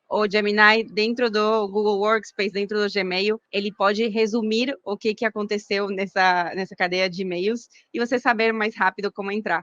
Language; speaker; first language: Portuguese; non-native, fluent; Spanish